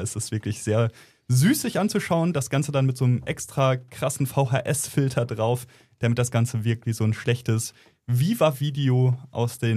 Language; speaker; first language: German; native; German